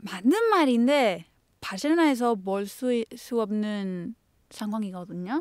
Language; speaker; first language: Korean; non-native, fluent; Spanish